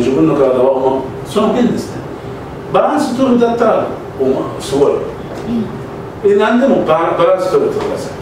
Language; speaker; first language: Japanese; non-native, learner; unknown